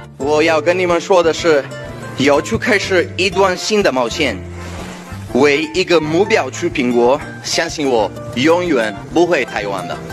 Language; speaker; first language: Chinese; non-native, fluent; Italian